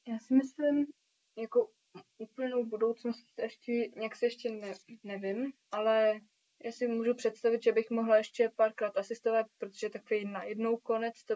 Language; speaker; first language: Czech; early bilingual, heritage; Czech